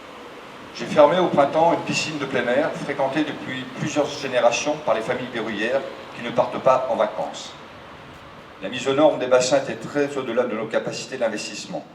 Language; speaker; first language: French; native; French